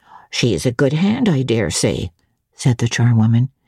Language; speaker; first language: English; native; English